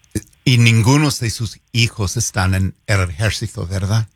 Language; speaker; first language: Spanish; non-native, fluent; English